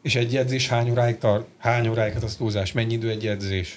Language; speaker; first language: Hungarian; native; Hungarian